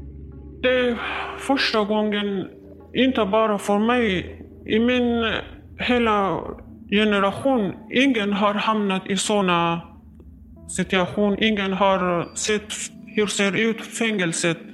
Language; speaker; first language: Swedish; non-native, learner; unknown